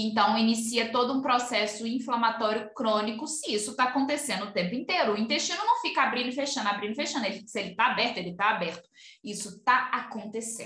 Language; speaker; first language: Portuguese; native; Portuguese